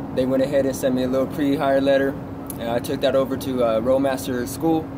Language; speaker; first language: English; native; English